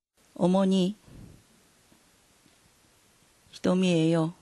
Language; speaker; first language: Korean; non-native, fluent; Japanese